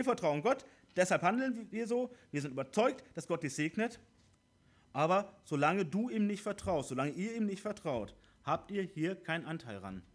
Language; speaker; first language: German; native; German